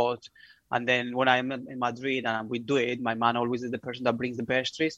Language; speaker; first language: English; non-native, fluent; Spanish